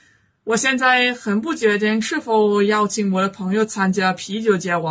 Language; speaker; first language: Chinese; non-native, fluent; German